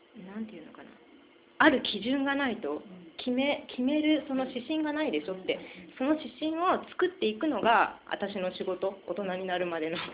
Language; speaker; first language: Japanese; native; Japanese